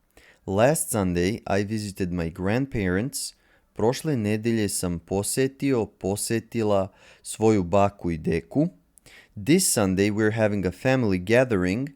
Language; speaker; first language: Serbian; native; Serbian